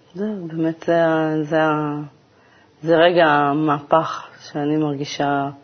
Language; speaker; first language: Hebrew; native; Hebrew